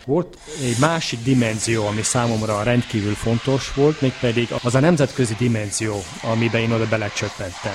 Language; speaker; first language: Hungarian; early bilingual, heritage; German